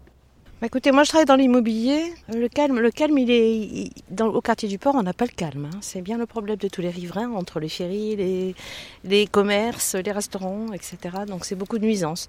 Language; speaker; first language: French; native; French